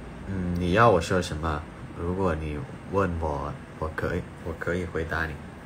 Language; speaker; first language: Chinese; non-native, learner; Thai